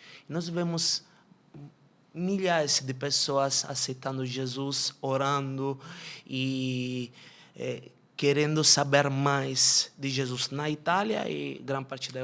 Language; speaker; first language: Portuguese; non-native, fluent; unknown